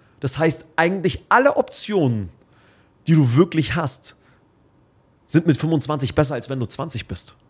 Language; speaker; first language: German; early bilingual, other home language; Arabic